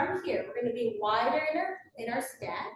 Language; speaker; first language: English; native; English